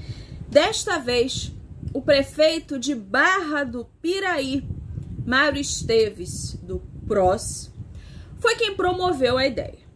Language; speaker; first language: Portuguese; native; Portuguese